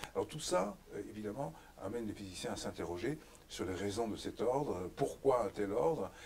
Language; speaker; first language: French; native; French